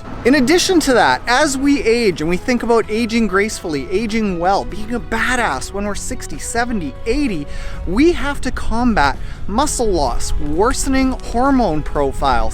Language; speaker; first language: English; native; English